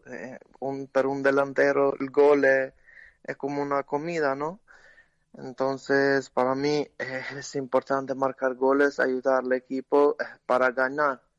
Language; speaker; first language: Spanish; non-native, learner; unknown